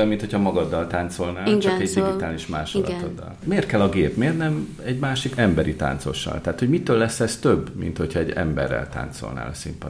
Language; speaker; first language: Hungarian; native; Hungarian